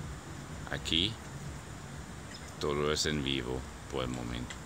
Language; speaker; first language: Spanish; non-native, learner; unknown